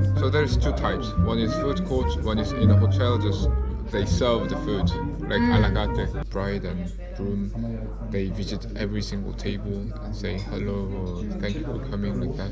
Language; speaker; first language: English; non-native, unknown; Korean